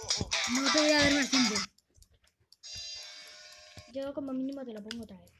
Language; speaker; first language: Spanish; native; Spanish